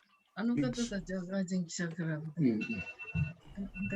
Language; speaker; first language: Japanese; native; Japanese